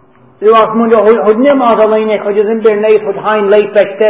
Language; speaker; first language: Hungarian; non-native, learner; English